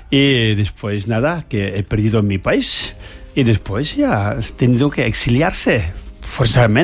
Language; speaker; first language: Spanish; non-native, learner; Tibetan